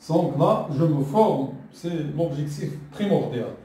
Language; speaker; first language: French; non-native, local second language; Arabic